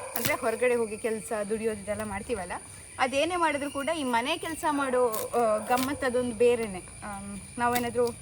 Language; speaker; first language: Kannada; non-native, local second language; Tulu